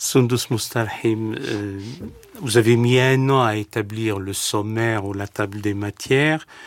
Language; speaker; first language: French; native; French